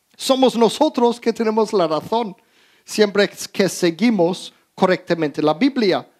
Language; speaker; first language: Spanish; early bilingual, heritage; Spanish